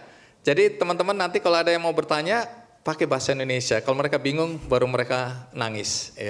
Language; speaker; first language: Indonesian; native; Indonesian